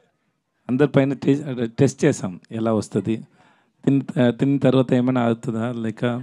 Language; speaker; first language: Telugu; non-native, learner; Tamil